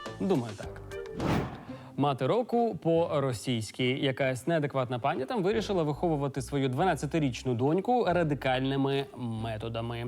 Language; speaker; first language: Ukrainian; native; Ukrainian